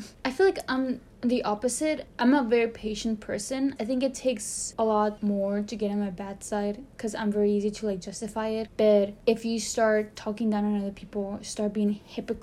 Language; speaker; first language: English; early bilingual, other home language; Spanish